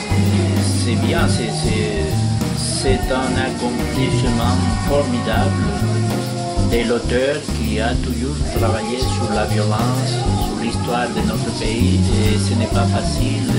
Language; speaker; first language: French; non-native, fluent; Spanish